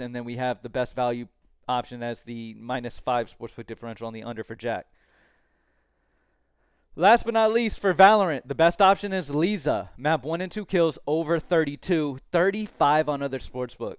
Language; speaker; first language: English; native; English